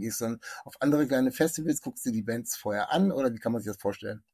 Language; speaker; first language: German; native; German